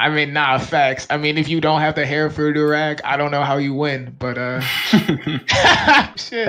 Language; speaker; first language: English; native; English